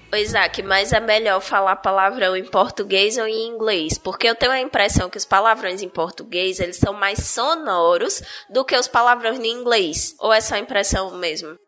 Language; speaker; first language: Portuguese; native; Portuguese